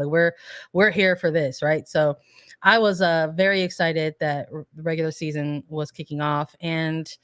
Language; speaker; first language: English; native; English